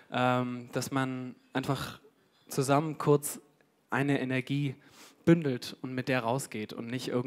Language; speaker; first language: German; native; German